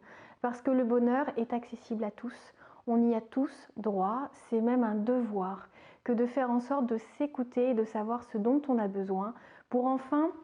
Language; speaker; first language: French; native; French